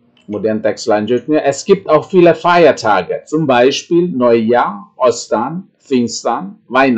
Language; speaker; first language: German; non-native, fluent; Indonesian